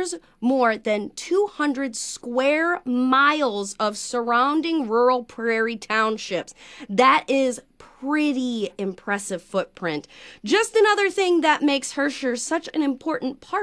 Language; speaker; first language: English; native; English